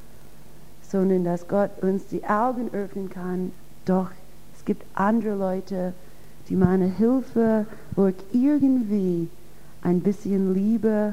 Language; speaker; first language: German; non-native, fluent; English